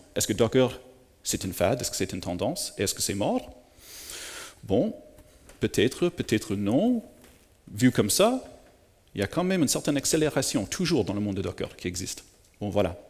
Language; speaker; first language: French; native; French